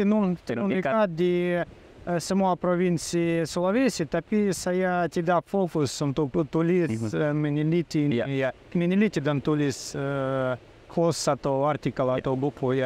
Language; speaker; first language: Indonesian; non-native, learner; Russian